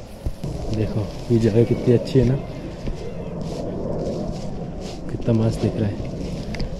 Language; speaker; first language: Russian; non-native, learner; Hindi